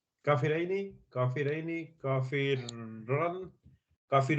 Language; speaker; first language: Arabic; non-native, learner; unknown